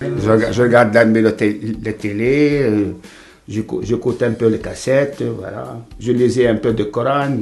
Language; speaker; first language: French; non-native, learner; Arabic